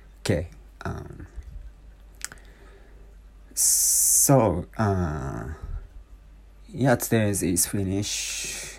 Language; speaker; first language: English; non-native, learner; Japanese